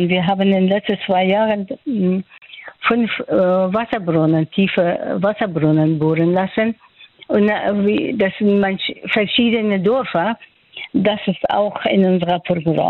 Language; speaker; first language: German; non-native, local second language; Persian